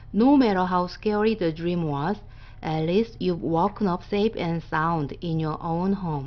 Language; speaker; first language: English; non-native, fluent; Korean